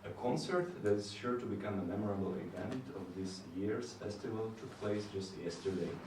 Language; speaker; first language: English; non-native, fluent; Slovak